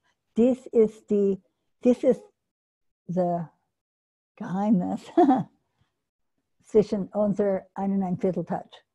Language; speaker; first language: German; non-native, learner; English